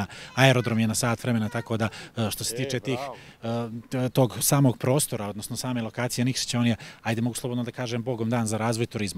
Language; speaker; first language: Croatian; native; Croatian